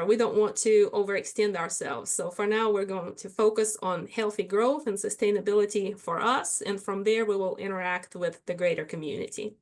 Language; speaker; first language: English; non-native, fluent; Russian